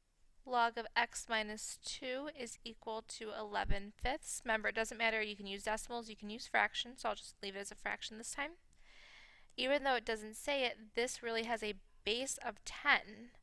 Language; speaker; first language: English; native; English